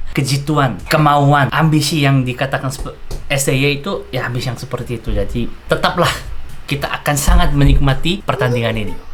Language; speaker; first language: Indonesian; non-native, fluent; Korean